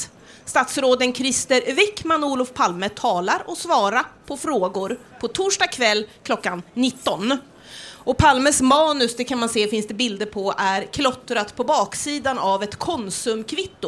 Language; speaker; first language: Swedish; native; Swedish